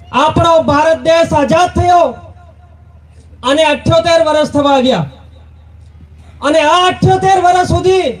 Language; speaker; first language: Gujarati; non-native, local second language; Bhili